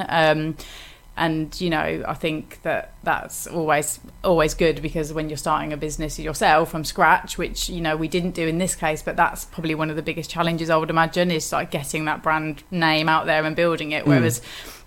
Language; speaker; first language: English; native; English